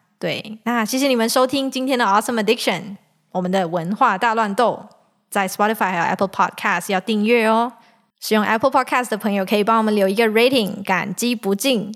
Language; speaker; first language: Chinese; native; Chinese